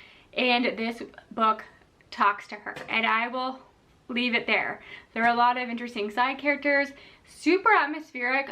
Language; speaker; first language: English; native; English